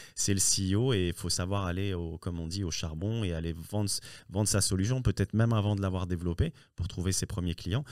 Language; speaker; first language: French; early bilingual, other home language; Riffian